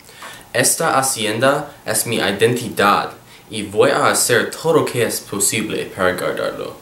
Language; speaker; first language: Spanish; non-native, learner; English